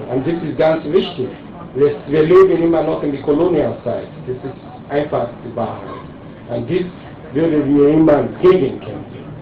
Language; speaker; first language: German; non-native, learner; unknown